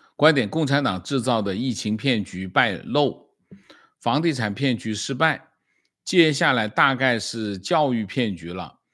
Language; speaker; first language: Chinese; native; Chinese